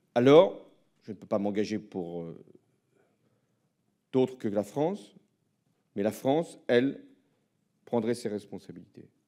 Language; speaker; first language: French; native; French